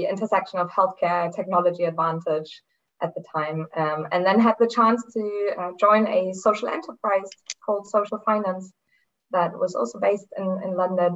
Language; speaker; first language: English; non-native, fluent; German